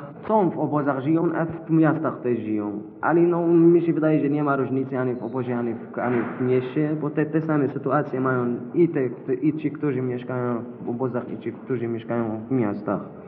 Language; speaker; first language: Polish; non-native, learner; Arabic